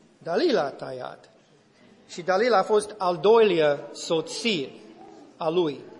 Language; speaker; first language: Romanian; non-native, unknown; English